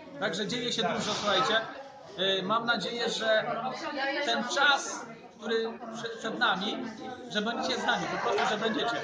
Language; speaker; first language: Polish; native; Polish